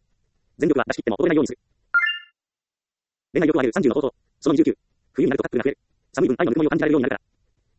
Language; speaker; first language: Japanese; native; Japanese